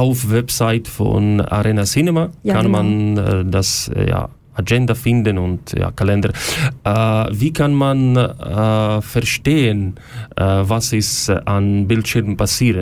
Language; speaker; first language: German; non-native, learner; Ukrainian